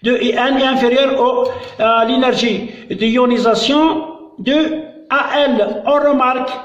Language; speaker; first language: French; non-native, local second language; Arabic